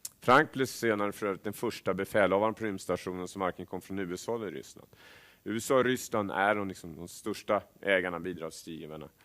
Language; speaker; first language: Swedish; native; Swedish